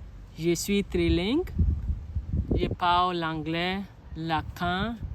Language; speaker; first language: French; non-native, learner; Akan